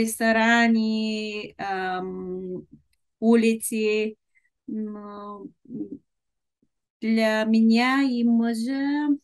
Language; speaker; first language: Russian; non-native, learner; Bulgarian